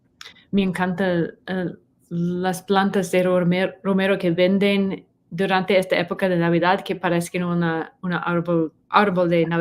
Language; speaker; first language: Spanish; non-native, fluent; English